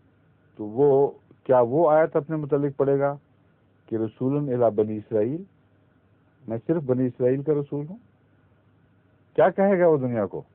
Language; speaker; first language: Urdu; native; Urdu